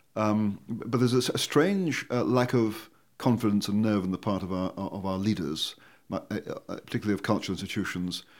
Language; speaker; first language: English; native; English